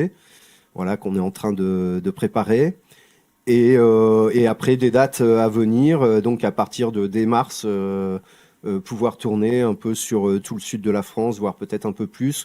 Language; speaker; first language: French; native; French